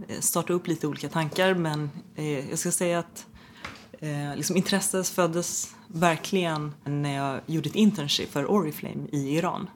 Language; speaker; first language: Swedish; early bilingual, other home language; Persian